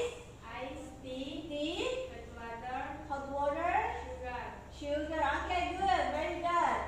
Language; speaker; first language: English; non-native, learner; Indonesian